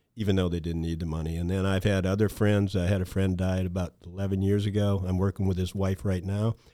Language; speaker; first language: English; native; English